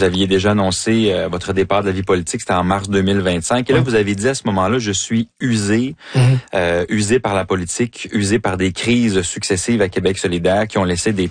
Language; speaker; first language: French; native; French